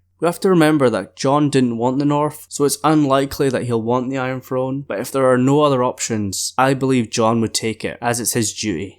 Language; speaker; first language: English; native; English